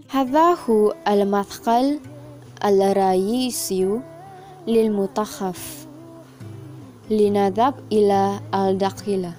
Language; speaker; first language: Arabic; non-native, learner; Malay